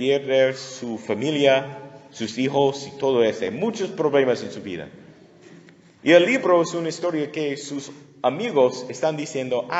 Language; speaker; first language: Spanish; non-native, fluent; English